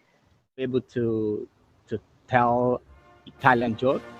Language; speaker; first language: English; non-native, fluent; Portuguese